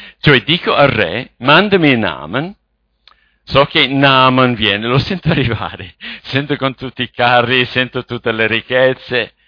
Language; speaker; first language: Italian; non-native, fluent; English